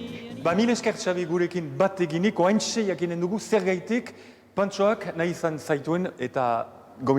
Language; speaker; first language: Basque; native; Basque